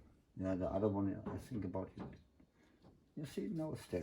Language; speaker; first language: English; non-native, learner; Swedish